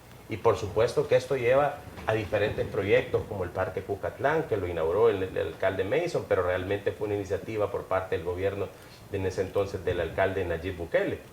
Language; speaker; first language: Spanish; native; Spanish